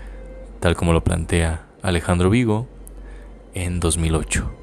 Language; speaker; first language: Spanish; native; Spanish